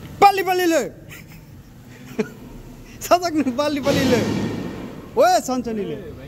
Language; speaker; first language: Korean; non-native, learner; Bangla